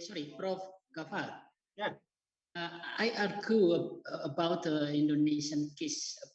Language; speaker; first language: English; non-native, learner; Indonesian